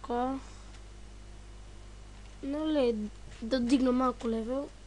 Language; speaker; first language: Bulgarian; native; Bulgarian